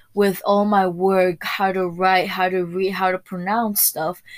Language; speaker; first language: English; early bilingual, other home language; Spanish